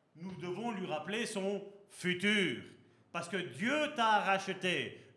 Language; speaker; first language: French; native; French